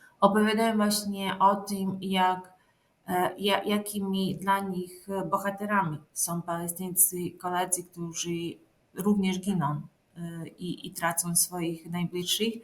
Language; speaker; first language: Polish; non-native, fluent; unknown